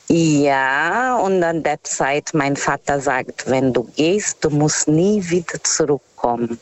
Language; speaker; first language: German; non-native, fluent; Portuguese